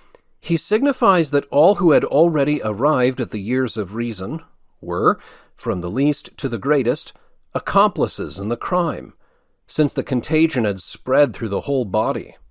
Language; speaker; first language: English; native; English